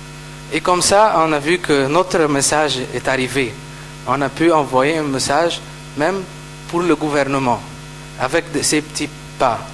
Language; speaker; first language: French; non-native, fluent; Arabic